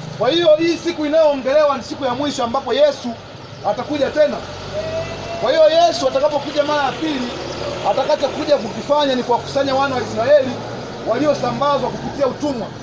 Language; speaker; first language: Swahili; native; Swahili